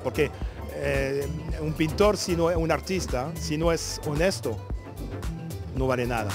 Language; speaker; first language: Spanish; non-native, fluent; French